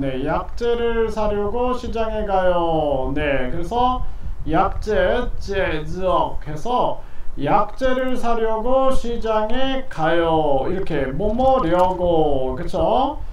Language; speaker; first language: Korean; non-native, fluent; Vietnamese